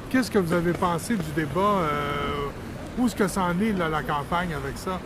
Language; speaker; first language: French; native; French